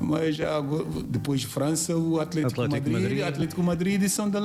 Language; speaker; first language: Portuguese; non-native, learner; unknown